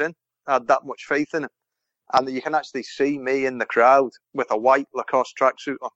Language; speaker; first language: English; native; English